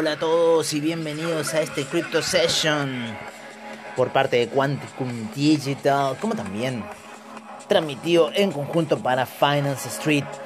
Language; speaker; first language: Spanish; native; Spanish